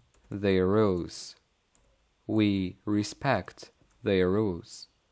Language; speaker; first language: English; non-native, fluent; Polish